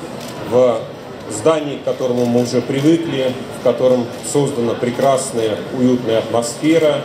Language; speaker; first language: Russian; native; Russian